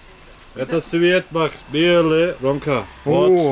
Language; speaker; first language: Russian; non-native, learner; Turkish